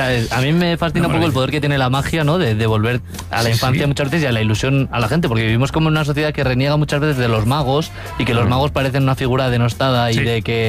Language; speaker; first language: Spanish; native; Spanish